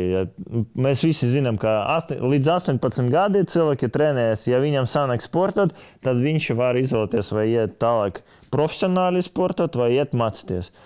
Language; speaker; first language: Latvian; native; Latvian